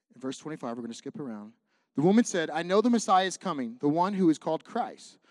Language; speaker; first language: English; native; English